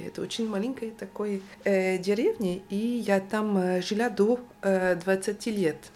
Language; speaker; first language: Russian; non-native, fluent; French